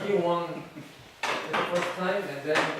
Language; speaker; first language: English; non-native, learner; Korean